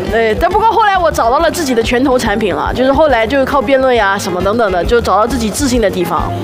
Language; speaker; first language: Chinese; native; Chinese